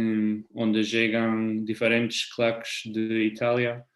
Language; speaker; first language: Portuguese; non-native, fluent; German